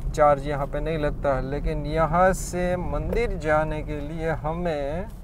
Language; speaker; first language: Hindi; non-native, local second language; Gujarati